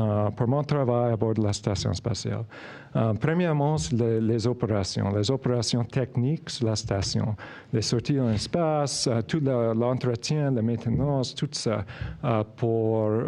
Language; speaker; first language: French; non-native, local second language; English